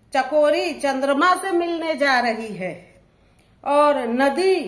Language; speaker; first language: Hindi; native; Hindi